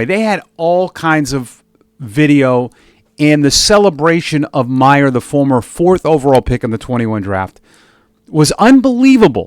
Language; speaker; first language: English; native; English